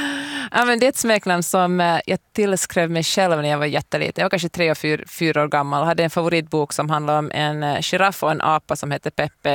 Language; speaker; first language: Swedish; native; Swedish